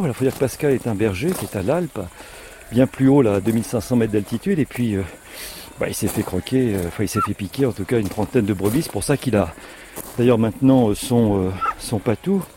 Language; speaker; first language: French; native; French